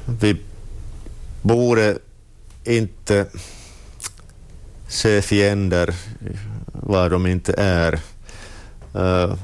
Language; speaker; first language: Swedish; non-native, local second language; Finnish